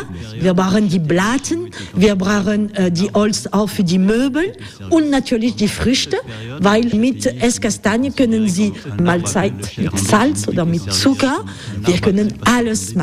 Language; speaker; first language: German; non-native, fluent; French